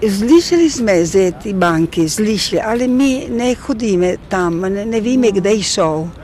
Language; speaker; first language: Czech; non-native, learner; Italian